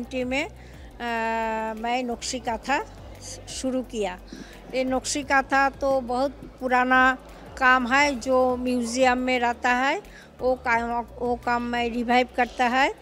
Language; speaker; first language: Hindi; non-native, local second language; Bangla